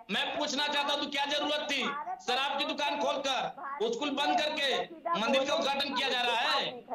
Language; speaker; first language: Hindi; native; Hindi